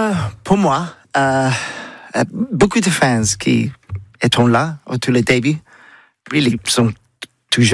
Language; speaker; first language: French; non-native, learner; English